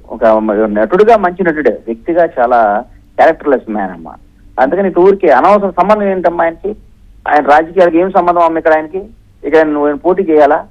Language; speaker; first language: Telugu; native; Telugu